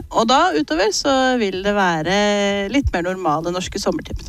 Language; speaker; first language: Norwegian; native; Norwegian